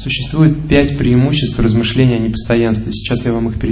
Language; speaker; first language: Russian; native; Russian